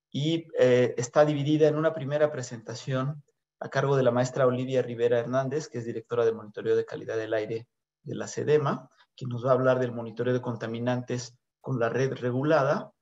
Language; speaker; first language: Spanish; native; Spanish